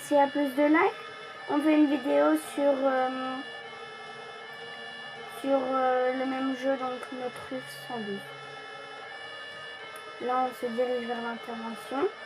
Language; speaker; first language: French; early bilingual, other home language; Polish